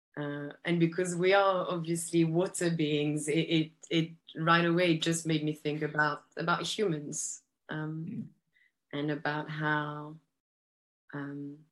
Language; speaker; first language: English; non-native, fluent; French